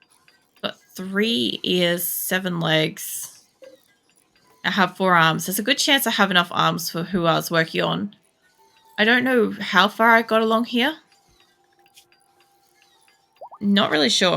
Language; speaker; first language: English; native; English